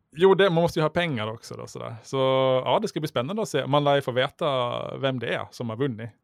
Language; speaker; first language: Swedish; native; Swedish